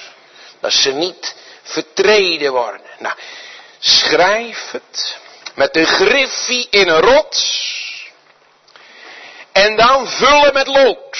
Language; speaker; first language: Dutch; native; Dutch